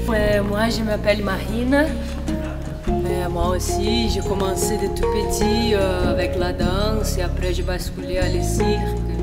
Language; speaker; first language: French; non-native, fluent; Portuguese